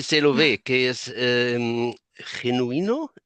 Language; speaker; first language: Spanish; non-native, fluent; German